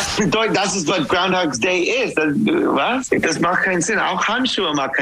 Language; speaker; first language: German; non-native, learner; English